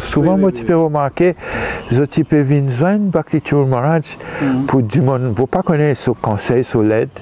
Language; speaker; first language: French; non-native, local second language; Morisyen